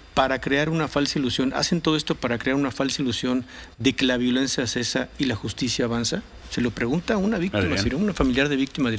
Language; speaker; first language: Spanish; native; Spanish